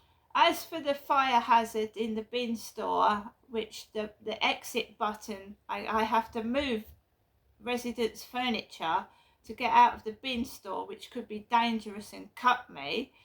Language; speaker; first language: English; native; English